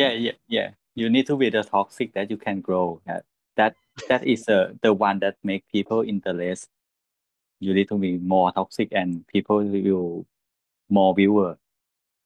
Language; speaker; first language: English; non-native, learner; Thai